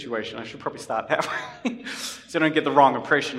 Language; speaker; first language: English; native; English